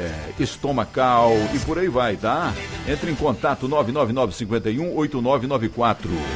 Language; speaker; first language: Portuguese; native; Portuguese